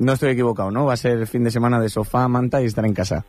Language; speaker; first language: Spanish; native; Spanish